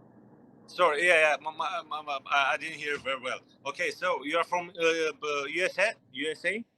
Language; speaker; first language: English; non-native, learner; Romanian